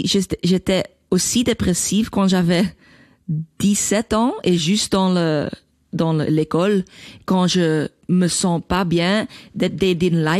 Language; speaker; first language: French; non-native, learner; Dutch